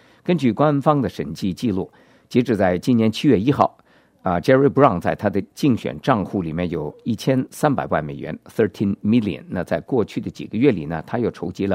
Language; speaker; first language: Chinese; native; Chinese